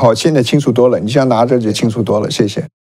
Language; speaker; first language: Chinese; native; Chinese